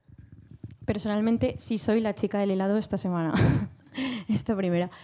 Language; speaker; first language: Spanish; native; Spanish